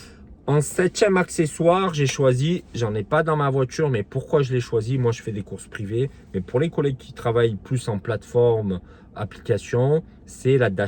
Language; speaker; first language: French; native; French